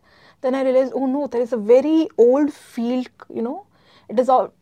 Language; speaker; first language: English; non-native, local second language; Gujarati